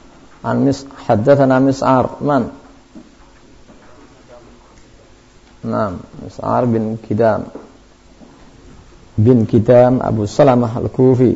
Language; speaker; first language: Arabic; non-native, fluent; Indonesian